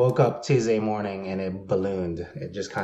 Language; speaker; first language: English; native; English